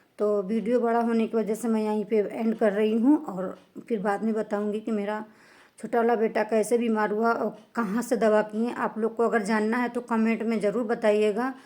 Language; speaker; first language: Hindi; native; Hindi